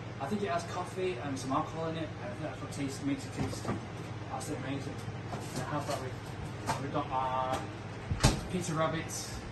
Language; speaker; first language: English; native; English